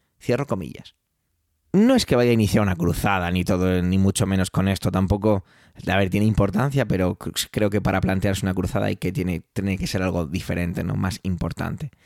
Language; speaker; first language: Spanish; early bilingual, other home language; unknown